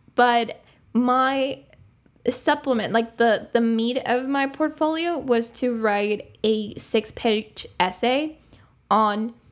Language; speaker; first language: English; non-native, fluent; Spanish